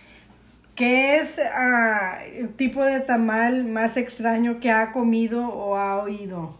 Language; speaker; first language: Spanish; early bilingual, heritage; Spanish